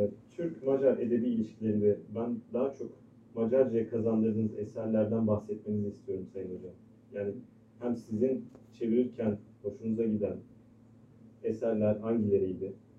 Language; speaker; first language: Turkish; native; Turkish